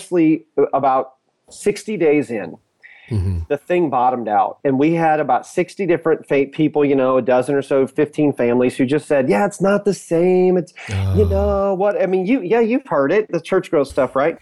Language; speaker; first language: English; native; English